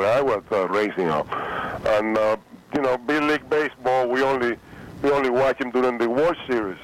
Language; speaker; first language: English; non-native, fluent; Spanish